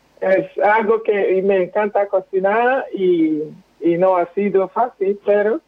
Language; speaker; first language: Spanish; non-native, fluent; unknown